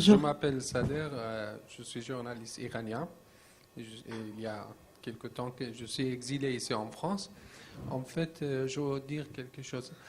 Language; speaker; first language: French; non-native, learner; Persian